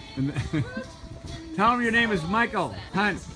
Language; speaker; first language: English; native; English